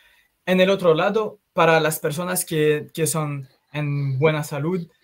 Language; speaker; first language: Spanish; non-native, fluent; French